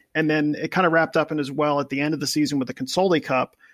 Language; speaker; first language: English; native; English